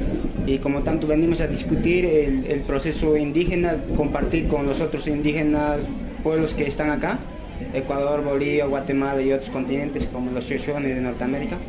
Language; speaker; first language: Spanish; native; Spanish